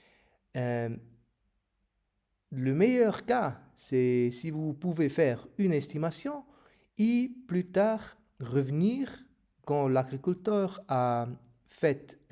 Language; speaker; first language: French; non-native, learner; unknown